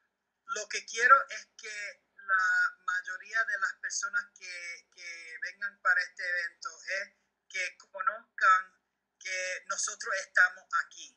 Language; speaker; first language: Spanish; early bilingual, heritage; Spanish